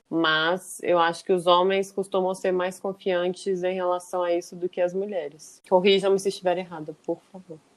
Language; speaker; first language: Portuguese; native; Portuguese